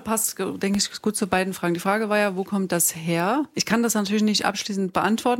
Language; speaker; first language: German; native; German